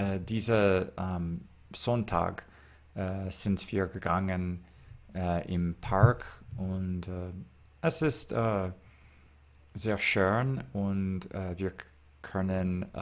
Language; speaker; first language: German; non-native, learner; English